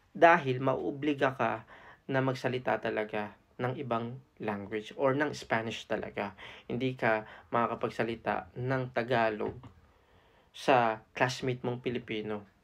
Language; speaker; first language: Filipino; native; Filipino